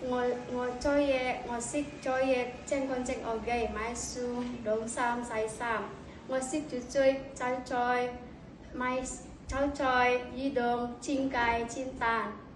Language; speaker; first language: Cantonese; non-native, learner; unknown